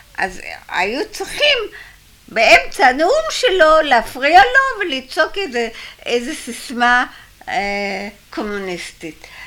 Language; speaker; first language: Hebrew; native; Hebrew